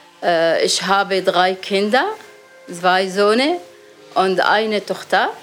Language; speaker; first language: German; non-native, learner; Arabic